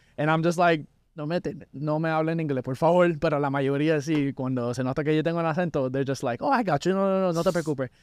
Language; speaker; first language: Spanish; non-native, fluent; English